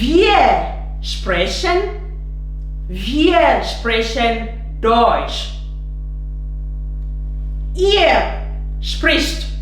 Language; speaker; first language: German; non-native, fluent; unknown